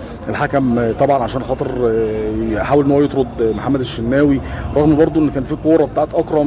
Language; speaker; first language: Arabic; native; Arabic